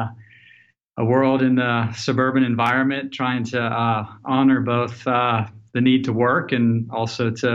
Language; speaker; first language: English; native; English